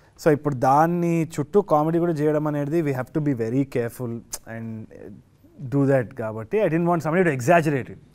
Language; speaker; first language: Telugu; native; Telugu